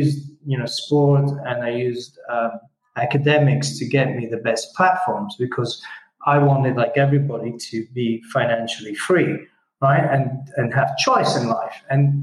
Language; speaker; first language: English; non-native, fluent; Italian